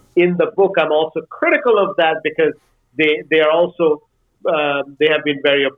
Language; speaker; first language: English; non-native, local second language; Bangla